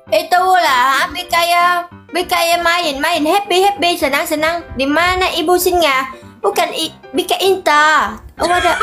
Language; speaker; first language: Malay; non-native, learner; Vietnamese